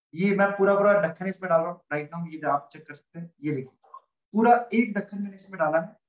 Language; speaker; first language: Hindi; native; Hindi